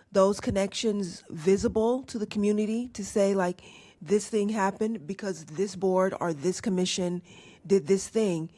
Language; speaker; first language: English; native; English